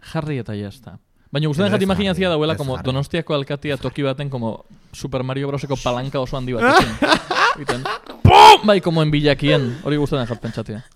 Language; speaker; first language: Basque; non-native, local second language; Spanish